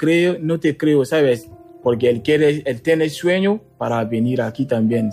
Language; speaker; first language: Spanish; non-native, learner; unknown